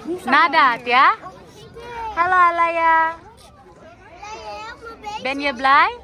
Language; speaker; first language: Dutch; non-native, learner; Indonesian